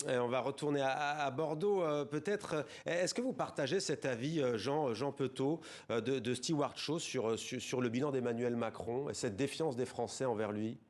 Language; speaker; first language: French; native; French